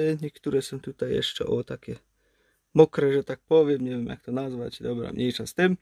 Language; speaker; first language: Polish; native; Polish